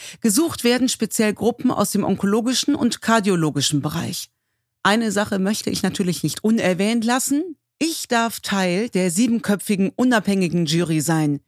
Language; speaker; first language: German; native; German